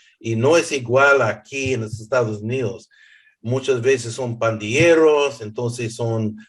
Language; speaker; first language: Spanish; early bilingual, heritage; English